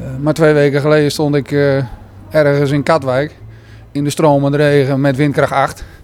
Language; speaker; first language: Dutch; native; Dutch